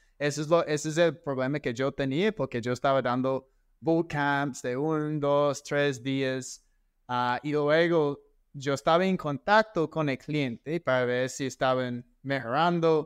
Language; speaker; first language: Spanish; non-native, fluent; English